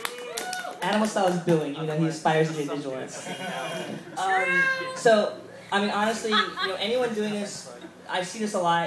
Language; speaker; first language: English; native; English